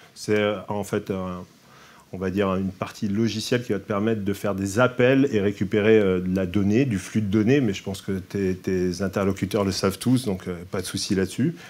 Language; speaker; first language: French; native; French